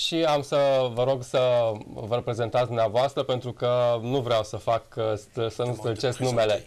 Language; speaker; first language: Romanian; native; Romanian